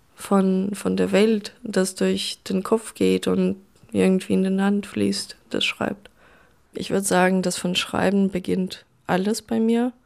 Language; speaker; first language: German; non-native, fluent; Russian